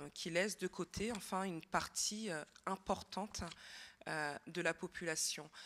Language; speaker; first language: French; native; French